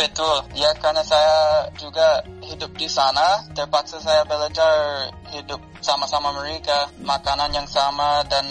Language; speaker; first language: Indonesian; non-native, fluent; English